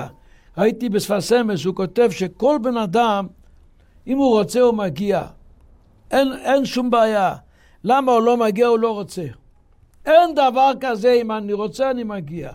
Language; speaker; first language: Hebrew; non-native, local second language; Yiddish